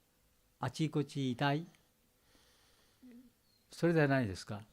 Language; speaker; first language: Japanese; non-native, learner; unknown